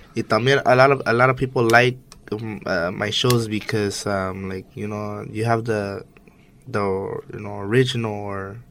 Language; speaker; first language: English; native; English